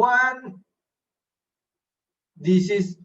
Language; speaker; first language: English; non-native, fluent; Indonesian